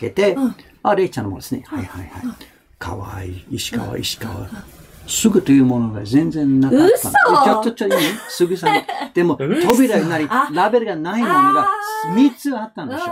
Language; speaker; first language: Japanese; non-native, fluent; English